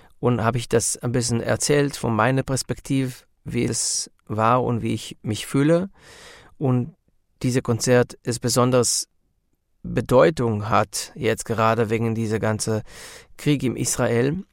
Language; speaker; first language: German; non-native, learner; Hebrew